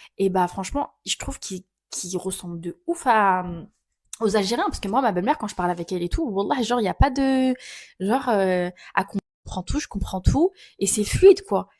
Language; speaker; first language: French; early bilingual, other home language; Arabic